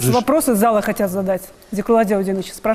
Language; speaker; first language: Russian; native; Russian